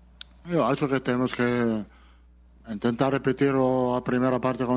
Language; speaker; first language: Portuguese; non-native, fluent; Italian